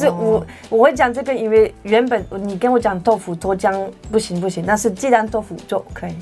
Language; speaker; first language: Chinese; non-native, fluent; French